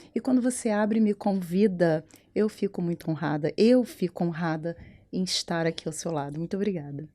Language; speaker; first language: Portuguese; native; Portuguese